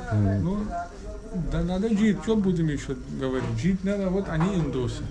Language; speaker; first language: Russian; non-native, learner; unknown